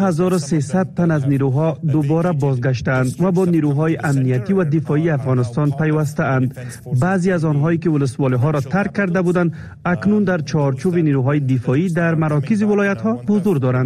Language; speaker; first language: Persian; native; Persian